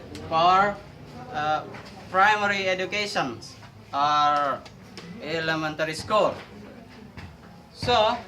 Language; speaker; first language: English; non-native, learner; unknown